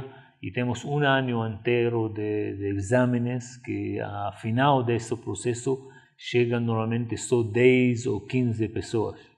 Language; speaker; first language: Portuguese; non-native, fluent; Arabic